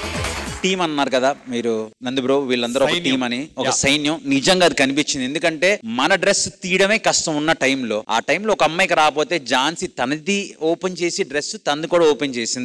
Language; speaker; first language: Telugu; native; Telugu